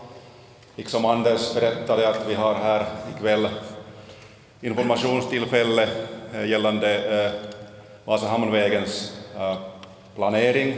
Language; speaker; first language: Swedish; non-native, local second language; Finnish